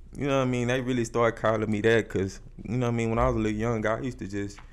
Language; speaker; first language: English; native; English